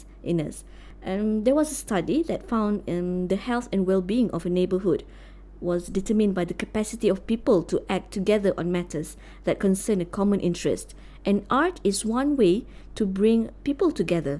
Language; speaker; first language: English; non-native, local second language; Malay